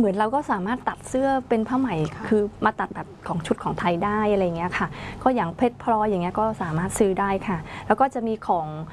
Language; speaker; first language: Thai; non-native, fluent; Khmer